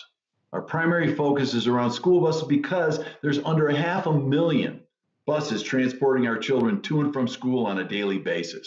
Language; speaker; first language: English; native; English